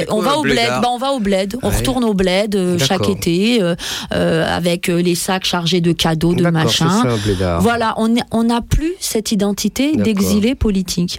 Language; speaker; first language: French; early bilingual, other home language; Persian